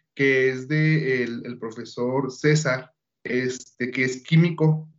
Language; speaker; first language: Spanish; native; Spanish